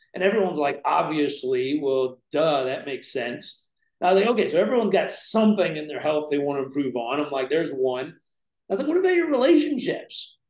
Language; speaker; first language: English; native; English